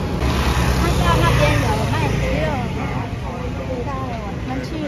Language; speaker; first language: Chinese; non-native, learner; Vietnamese